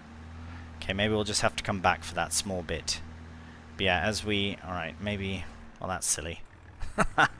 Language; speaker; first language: English; native; English